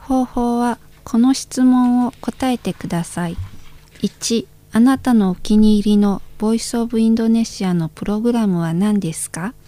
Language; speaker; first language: Japanese; non-native, fluent; Indonesian